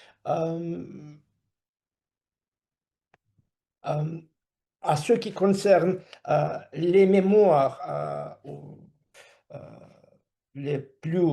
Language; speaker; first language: French; non-native, fluent; Russian